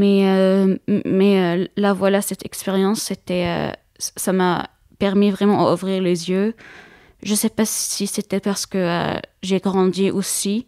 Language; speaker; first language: French; non-native, fluent; Arabic